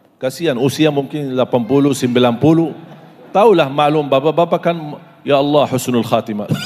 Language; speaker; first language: Malay; non-native, fluent; Arabic